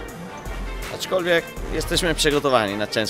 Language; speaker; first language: Polish; non-native, fluent; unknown